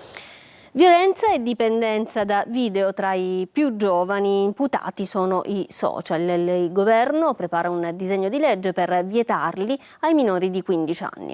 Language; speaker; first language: Italian; native; Italian